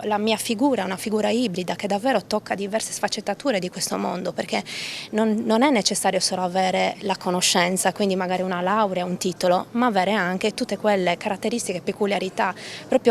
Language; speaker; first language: Italian; native; Italian